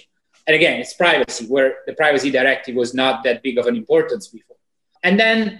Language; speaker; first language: English; non-native, fluent; Italian